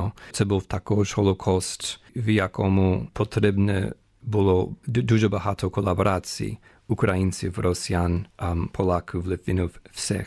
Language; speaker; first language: Ukrainian; non-native, fluent; English